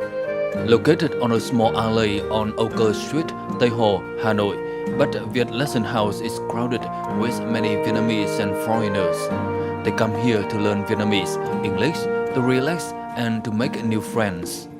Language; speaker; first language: English; non-native, fluent; Vietnamese